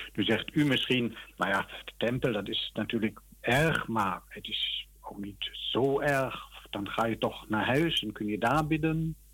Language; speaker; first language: Dutch; native; Dutch